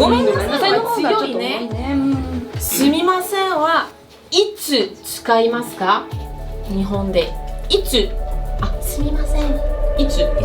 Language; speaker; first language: Japanese; non-native, fluent; French